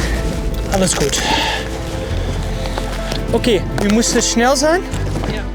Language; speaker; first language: German; non-native, learner; Dutch